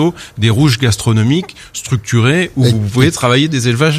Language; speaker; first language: French; native; French